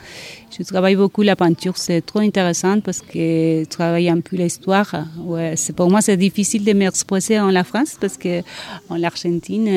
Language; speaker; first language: French; non-native, learner; Spanish